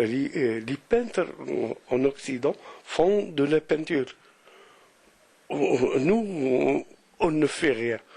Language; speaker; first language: French; non-native, local second language; Arabic